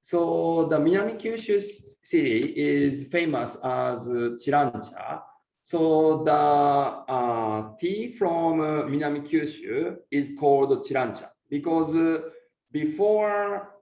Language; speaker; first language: English; non-native, learner; Japanese